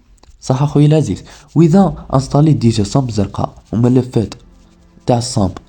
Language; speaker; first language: Arabic; native; Arabic